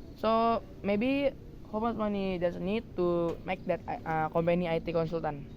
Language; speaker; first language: English; non-native, learner; Indonesian